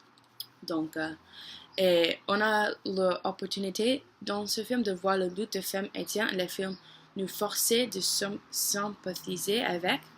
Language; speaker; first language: French; non-native, learner; English